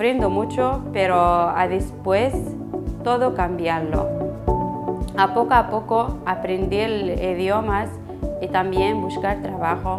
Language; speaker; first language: Spanish; non-native, learner; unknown